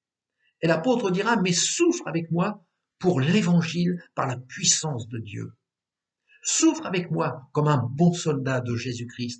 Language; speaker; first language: French; native; French